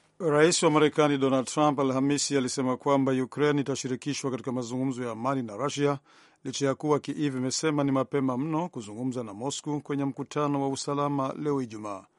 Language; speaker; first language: Swahili; non-native, local second language; Rundi